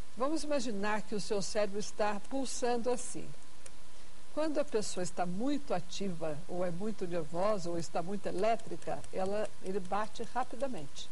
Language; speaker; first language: Portuguese; native; Portuguese